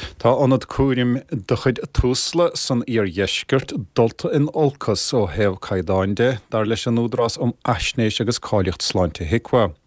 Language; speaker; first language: Irish; native; Irish